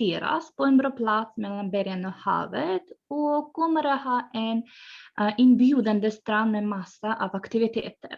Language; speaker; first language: Swedish; non-native, fluent; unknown